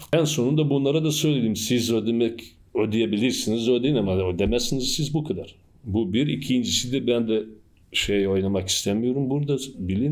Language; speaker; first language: Turkish; non-native, fluent; Bosnian